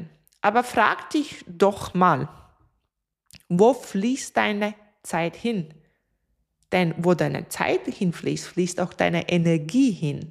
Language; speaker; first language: German; non-native, fluent; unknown